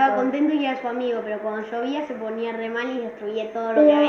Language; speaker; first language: Spanish; native; Spanish